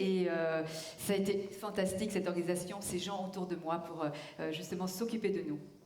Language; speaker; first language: French; native; French